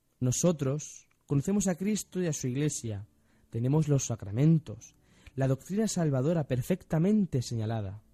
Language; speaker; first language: Spanish; native; Spanish